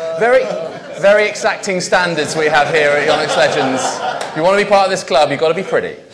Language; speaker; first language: English; native; English